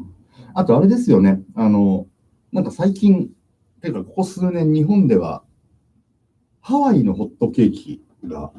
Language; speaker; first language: Japanese; native; Japanese